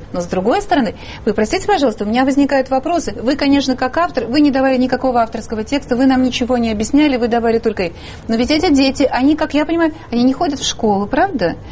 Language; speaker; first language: Russian; native; Russian